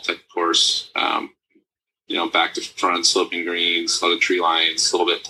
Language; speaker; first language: English; native; English